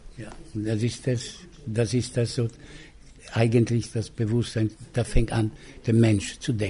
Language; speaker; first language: German; non-native, fluent; Italian